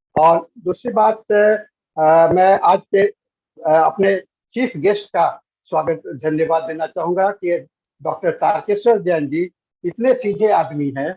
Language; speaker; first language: Hindi; native; Hindi